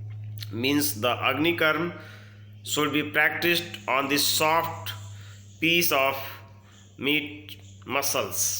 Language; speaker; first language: English; non-native, local second language; Hindi